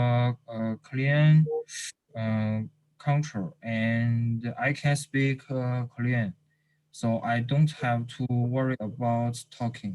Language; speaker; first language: English; non-native, learner; Chinese